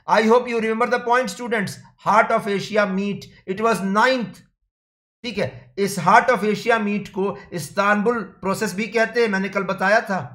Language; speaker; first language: Hindi; native; Hindi